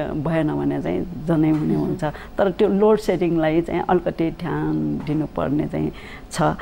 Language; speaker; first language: Nepali; non-native, local second language; Newari